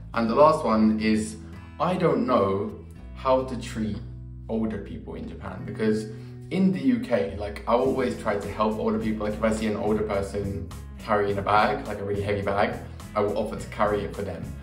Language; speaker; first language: English; native; English